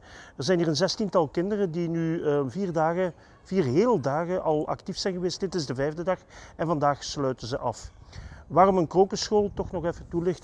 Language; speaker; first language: Dutch; native; Dutch